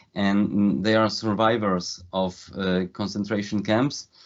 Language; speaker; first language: English; non-native, fluent; Polish